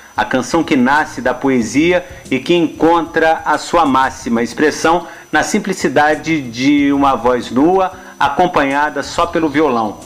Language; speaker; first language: Portuguese; native; Portuguese